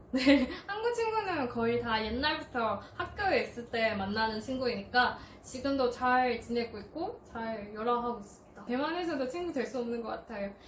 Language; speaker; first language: Korean; non-native, fluent; Chinese